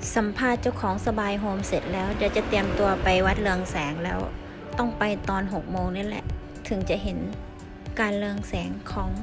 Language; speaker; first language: Thai; native; Thai